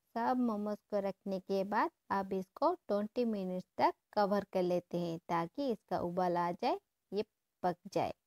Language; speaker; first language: Hindi; non-native, local second language; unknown